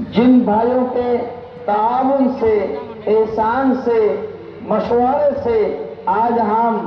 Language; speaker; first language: Hindi; non-native, local second language; Bangla